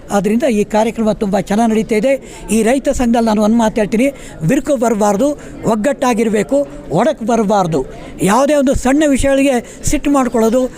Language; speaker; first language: Kannada; native; Kannada